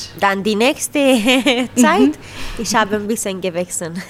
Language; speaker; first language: German; non-native, learner; Romanian